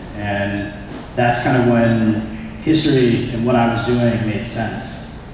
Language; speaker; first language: English; native; English